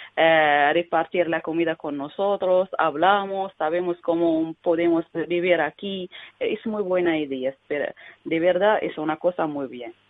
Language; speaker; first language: Spanish; non-native, learner; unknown